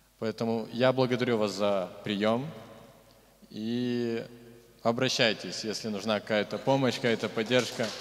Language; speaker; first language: Russian; non-native, local second language; Bulgarian